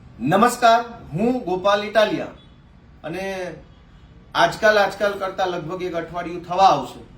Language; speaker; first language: Gujarati; native; Gujarati